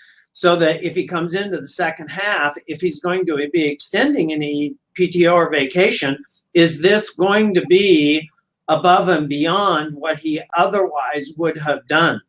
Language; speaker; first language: English; native; English